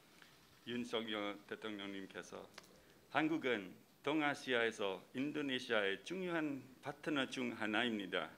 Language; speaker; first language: Korean; non-native, fluent; Indonesian